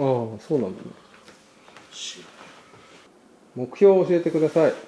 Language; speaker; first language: Japanese; native; Japanese